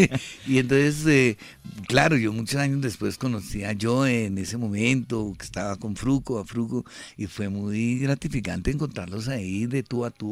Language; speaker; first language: Spanish; native; Spanish